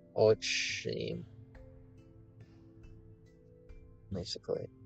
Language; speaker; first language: Russian; non-native, learner; English